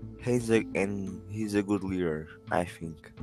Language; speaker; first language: English; non-native, learner; Portuguese